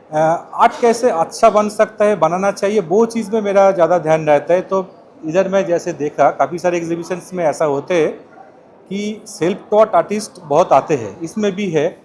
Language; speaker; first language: Hindi; native; Hindi